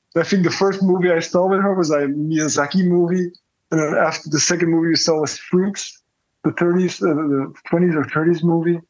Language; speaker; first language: English; non-native, fluent; Dutch